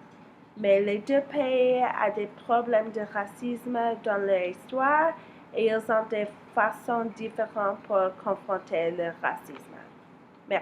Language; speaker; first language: French; non-native, learner; English